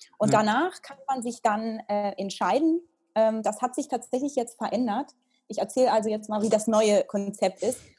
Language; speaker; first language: German; early bilingual, heritage; Italian